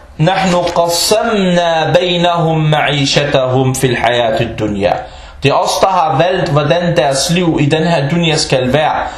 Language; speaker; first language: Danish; early bilingual, other home language; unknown